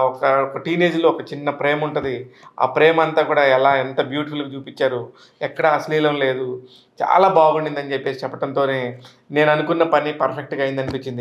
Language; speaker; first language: Telugu; native; Telugu